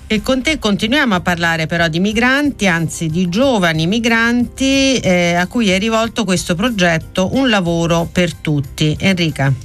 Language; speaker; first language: Italian; native; Italian